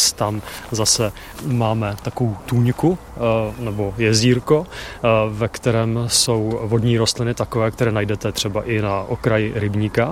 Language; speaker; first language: Czech; native; Czech